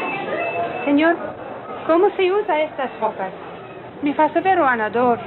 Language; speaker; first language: Portuguese; non-native, learner; English